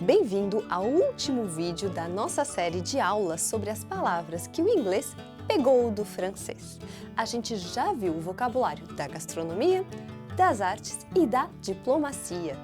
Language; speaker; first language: Portuguese; non-native, fluent; French